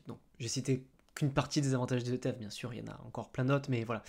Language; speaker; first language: French; native; French